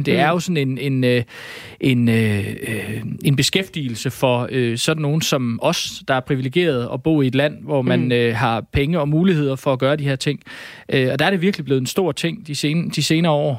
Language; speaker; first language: Danish; native; Danish